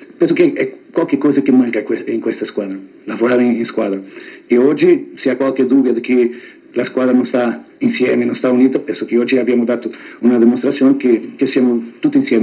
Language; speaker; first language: Italian; non-native, fluent; Portuguese